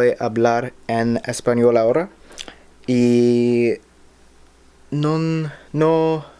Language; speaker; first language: Spanish; non-native, learner; English